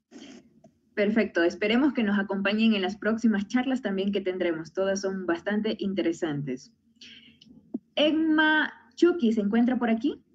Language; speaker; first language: Spanish; native; Spanish